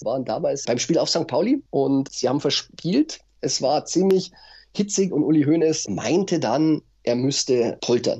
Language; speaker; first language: German; native; German